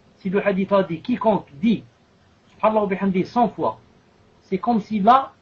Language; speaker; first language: French; non-native, local second language; Arabic